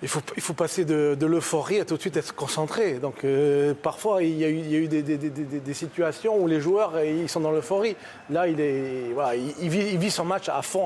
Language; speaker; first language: French; native; French